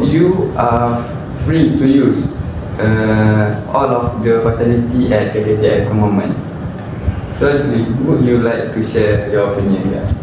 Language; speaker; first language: English; non-native, learner; Malay